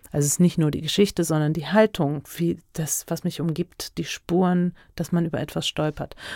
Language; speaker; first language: German; early bilingual, other home language; Turkish